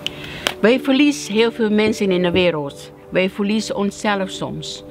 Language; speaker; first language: Dutch; non-native, learner; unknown